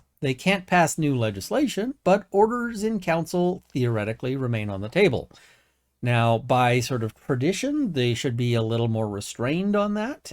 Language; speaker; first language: English; native; English